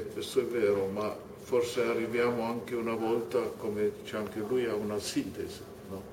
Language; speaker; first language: Italian; non-native, fluent; German